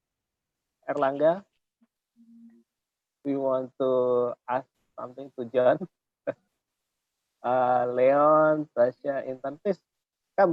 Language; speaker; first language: English; non-native, learner; Indonesian